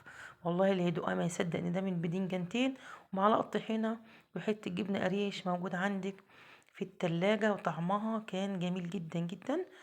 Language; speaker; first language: Arabic; native; Arabic